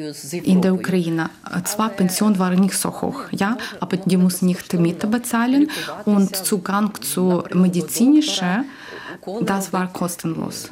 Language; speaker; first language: German; non-native, learner; Ukrainian